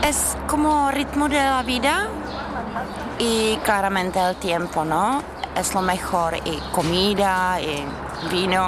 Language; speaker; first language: Spanish; non-native, learner; Czech